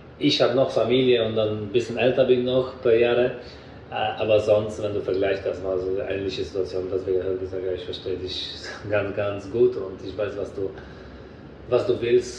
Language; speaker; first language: German; non-native, fluent; Polish